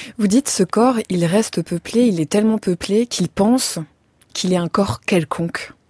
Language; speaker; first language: French; native; French